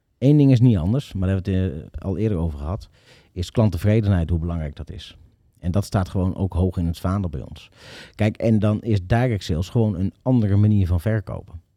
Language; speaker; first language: Dutch; native; Dutch